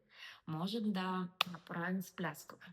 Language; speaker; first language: Bulgarian; non-native, learner; Russian